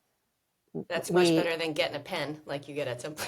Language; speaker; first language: English; native; English